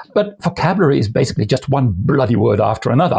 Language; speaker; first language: English; non-native, fluent; Limburgish